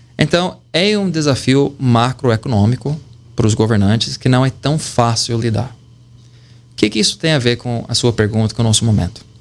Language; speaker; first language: Portuguese; non-native, fluent; English